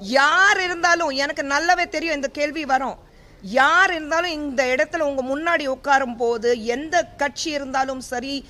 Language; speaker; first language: Tamil; non-native, fluent; Hindi